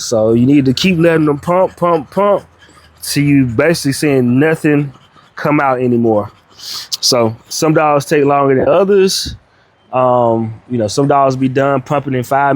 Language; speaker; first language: English; native; English